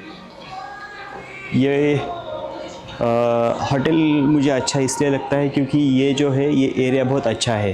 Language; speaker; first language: Hindi; non-native, local second language; Marathi